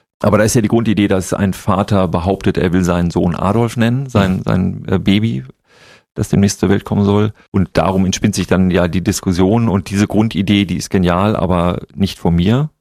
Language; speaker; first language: German; native; German